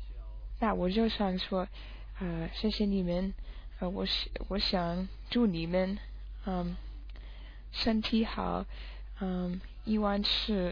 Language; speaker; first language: Chinese; non-native, learner; English